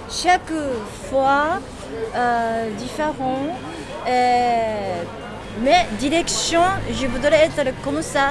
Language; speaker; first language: French; non-native, learner; Japanese